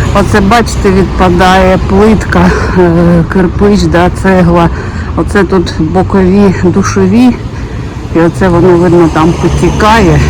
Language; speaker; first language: Ukrainian; non-native, local second language; Russian